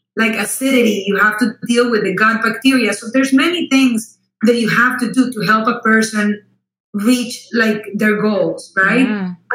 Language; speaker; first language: English; non-native, fluent; Spanish